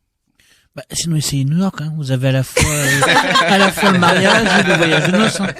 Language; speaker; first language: French; native; French